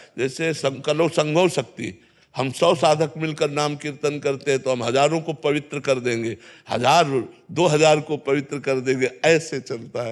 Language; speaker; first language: Hindi; native; Hindi